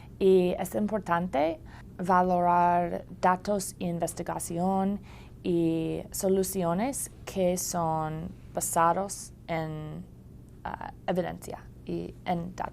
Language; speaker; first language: Spanish; non-native, learner; English